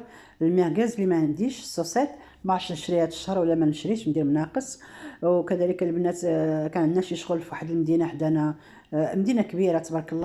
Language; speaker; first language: Arabic; native; Arabic